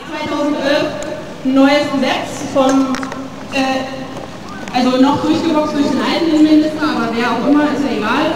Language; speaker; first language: German; native; German